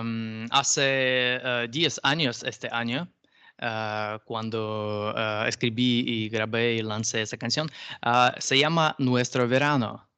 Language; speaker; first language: Spanish; non-native, learner; Russian